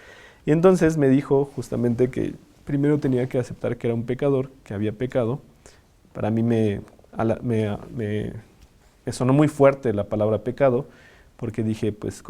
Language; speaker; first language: Spanish; native; Spanish